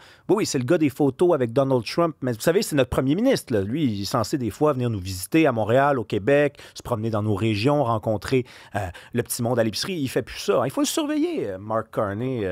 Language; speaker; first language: French; native; French